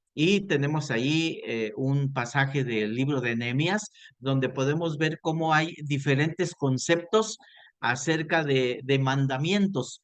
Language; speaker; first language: Spanish; native; Spanish